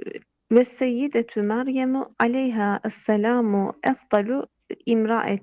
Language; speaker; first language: Turkish; native; Turkish